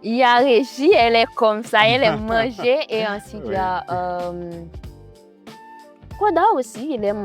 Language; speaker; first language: French; non-native, local second language; Haitian Creole